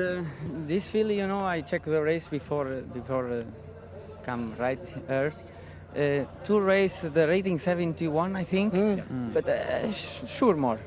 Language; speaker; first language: English; non-native, learner; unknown